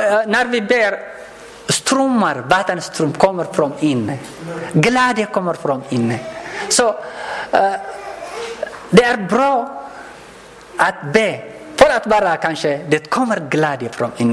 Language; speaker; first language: Swedish; non-native, learner; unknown